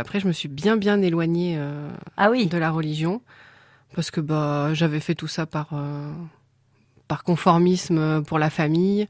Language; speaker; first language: French; native; French